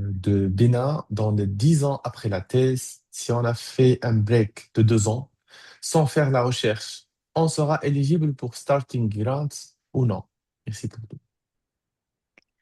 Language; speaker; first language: French; native; French